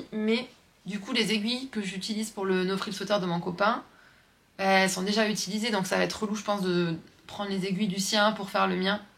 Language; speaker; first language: French; native; French